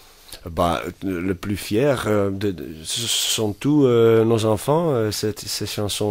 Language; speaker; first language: French; non-native, fluent; Dutch